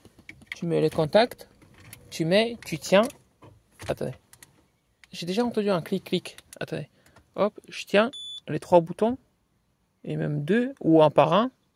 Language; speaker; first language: French; native; French